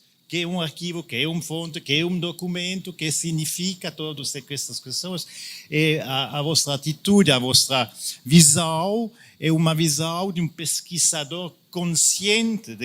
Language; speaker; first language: Portuguese; non-native, fluent; Italian